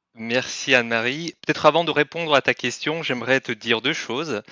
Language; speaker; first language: French; non-native, fluent; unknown